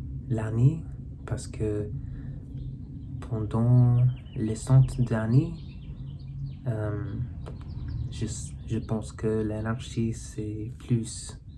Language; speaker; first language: French; non-native, learner; English